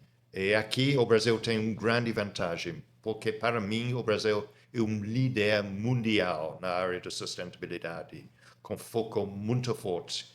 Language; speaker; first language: Portuguese; non-native, fluent; English